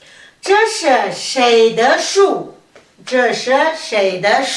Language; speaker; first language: Chinese; non-native, fluent; Kazakh